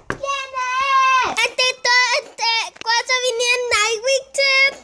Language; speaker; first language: Spanish; early bilingual, heritage; Spanish